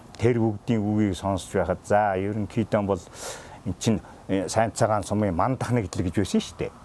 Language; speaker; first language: Mongolian; native; Mongolian